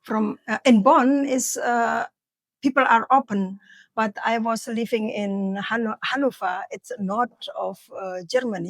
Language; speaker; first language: English; non-native, learner; Indonesian